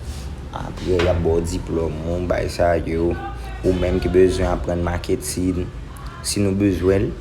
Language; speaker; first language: French; non-native, local second language; Haitian Creole